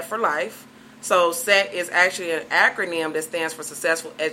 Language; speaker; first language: English; native; English